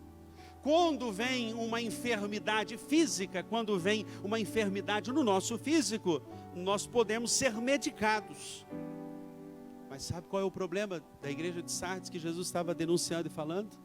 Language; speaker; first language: Portuguese; native; Portuguese